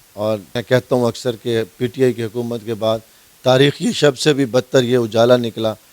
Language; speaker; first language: Urdu; non-native, local second language; Saraiki